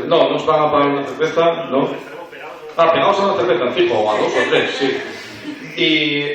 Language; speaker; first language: Spanish; native; Spanish